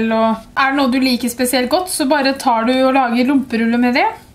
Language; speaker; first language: Norwegian; native; Norwegian